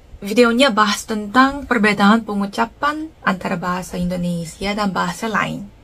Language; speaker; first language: Indonesian; non-native, learner; Korean